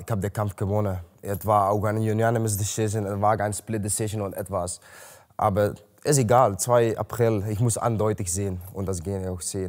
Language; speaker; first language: German; non-native, learner; Dutch